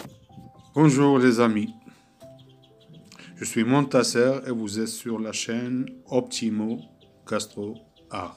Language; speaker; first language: French; non-native, local second language; Arabic